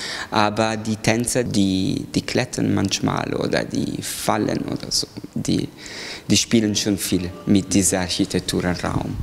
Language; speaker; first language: German; non-native, fluent; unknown